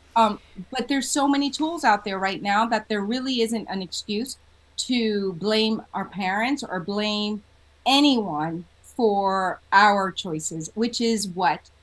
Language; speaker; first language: English; native; English